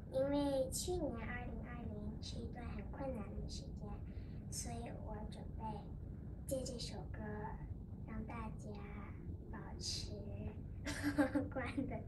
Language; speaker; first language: Chinese; early bilingual, heritage; Chinese